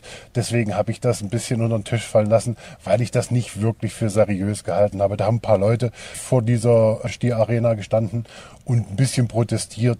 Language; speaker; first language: German; native; German